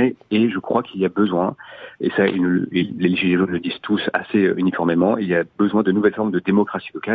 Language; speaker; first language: French; native; French